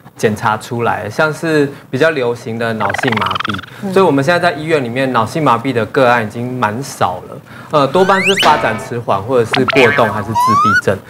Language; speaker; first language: Chinese; native; Chinese